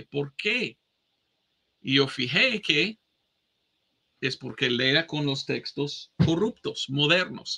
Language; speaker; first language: Spanish; non-native, fluent; English